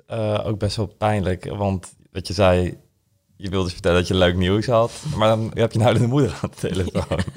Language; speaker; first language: Dutch; native; Dutch